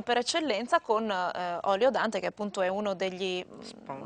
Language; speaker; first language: Italian; native; Italian